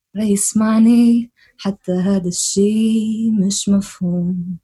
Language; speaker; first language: Arabic; native; Arabic